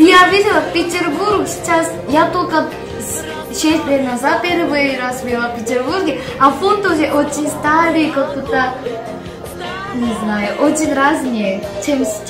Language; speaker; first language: Russian; non-native, learner; Korean